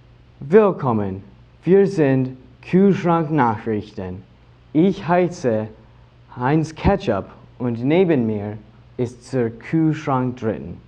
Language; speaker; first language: German; non-native, learner; English